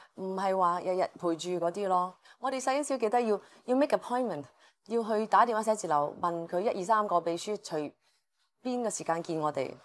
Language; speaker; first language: Cantonese; native; Cantonese